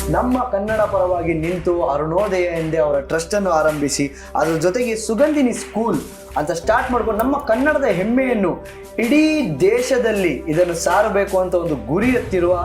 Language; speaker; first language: Kannada; native; Kannada